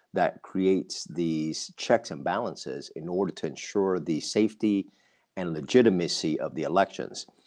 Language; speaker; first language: English; non-native, fluent; Vietnamese